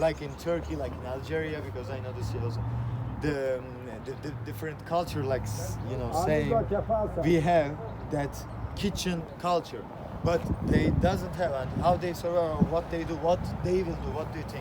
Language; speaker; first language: English; non-native, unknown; Turkish